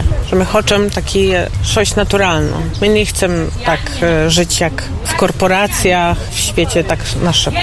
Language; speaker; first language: Polish; non-native, local second language; Ukrainian